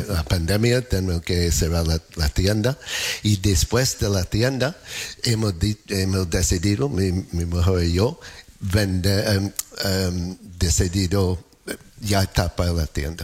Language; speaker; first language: Spanish; non-native, learner; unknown